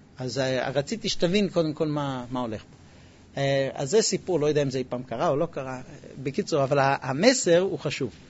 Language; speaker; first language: Hebrew; non-native, fluent; English